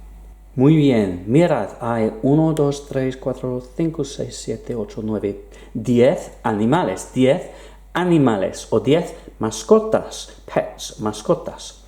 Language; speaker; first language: Spanish; non-native, fluent; English